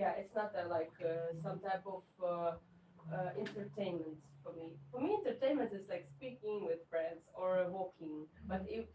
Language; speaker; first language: English; non-native, fluent; Ukrainian